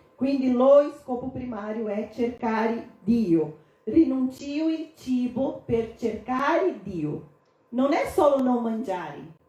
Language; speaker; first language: Italian; non-native, fluent; Portuguese